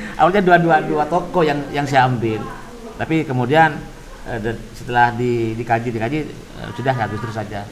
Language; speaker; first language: Indonesian; non-native, local second language; Madurese